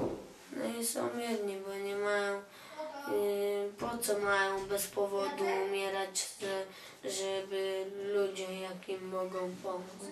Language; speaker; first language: Polish; early bilingual, other home language; Chechen